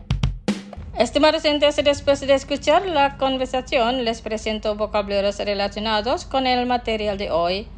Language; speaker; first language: Spanish; non-native, fluent; Indonesian